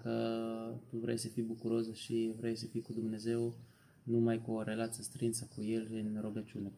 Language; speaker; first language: Romanian; non-native, learner; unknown